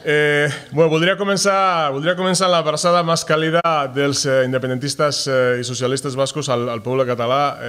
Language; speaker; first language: Catalan; non-native, learner; Spanish